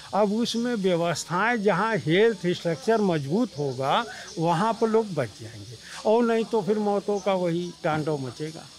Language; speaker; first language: Hindi; native; Hindi